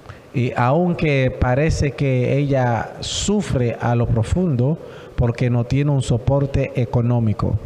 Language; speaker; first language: Spanish; non-native, fluent; Haitian Creole